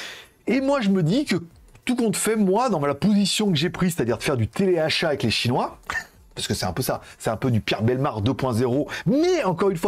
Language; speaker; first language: French; native; French